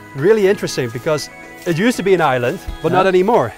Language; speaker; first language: English; non-native, fluent; Dutch